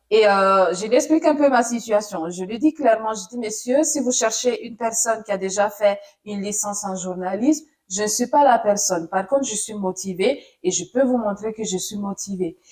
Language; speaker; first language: French; non-native, fluent; Italian